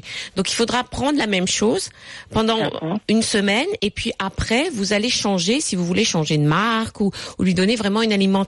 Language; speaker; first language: French; native; French